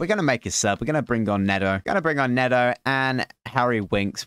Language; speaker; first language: English; native; English